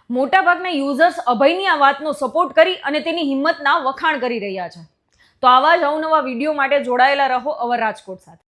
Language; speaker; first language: Gujarati; native; Gujarati